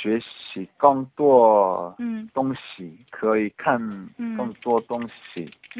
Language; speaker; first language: Chinese; non-native, learner; Korean